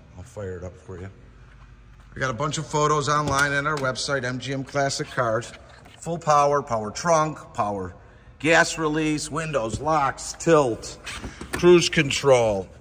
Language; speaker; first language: English; native; English